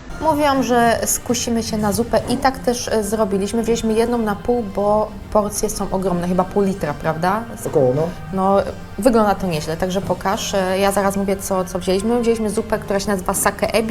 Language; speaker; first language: Polish; native; Polish